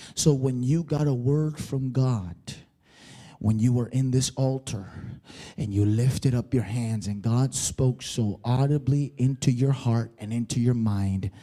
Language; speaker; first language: English; early bilingual, other home language; Spanish